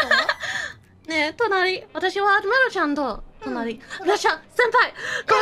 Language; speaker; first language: Japanese; non-native, learner; English